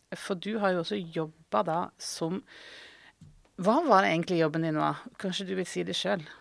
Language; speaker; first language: Norwegian; native; Norwegian